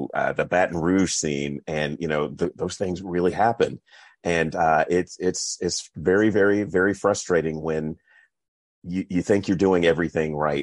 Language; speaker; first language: English; native; English